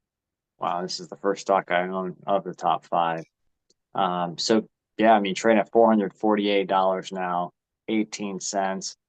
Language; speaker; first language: English; native; English